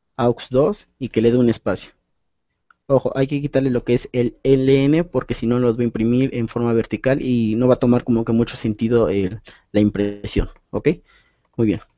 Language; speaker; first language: Spanish; native; Spanish